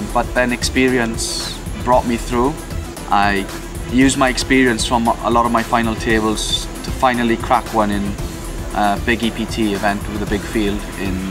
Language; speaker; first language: English; native; English